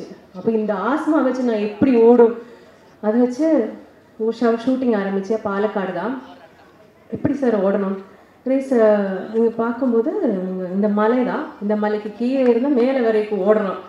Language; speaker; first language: Tamil; non-native, learner; Malayalam